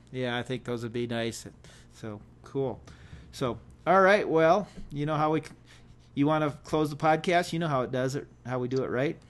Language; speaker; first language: English; native; English